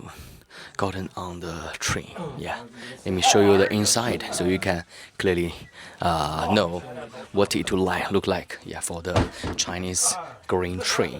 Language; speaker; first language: English; non-native, learner; Chinese